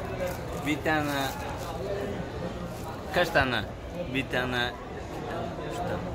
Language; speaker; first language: Turkish; non-native, learner; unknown